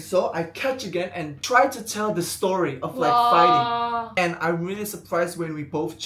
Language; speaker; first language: English; non-native, fluent; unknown